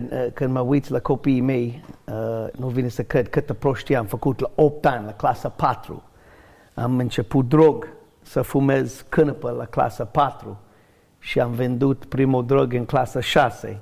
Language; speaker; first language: Romanian; non-native, learner; English